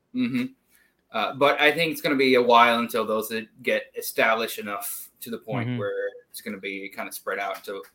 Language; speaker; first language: English; non-native, fluent; Spanish